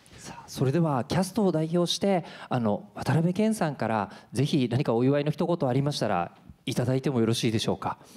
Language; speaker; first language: Japanese; native; Japanese